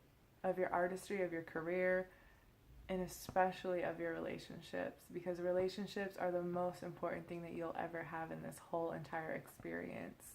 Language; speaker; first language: English; native; English